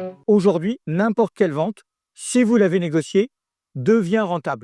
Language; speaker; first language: French; native; French